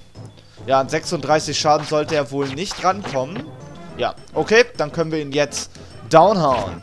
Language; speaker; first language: German; native; German